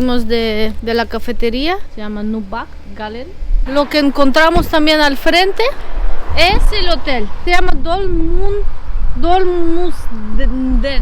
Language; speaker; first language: Spanish; non-native, fluent; Russian